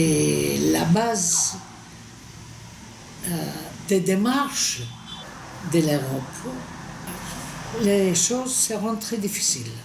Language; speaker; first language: French; non-native, fluent; Greek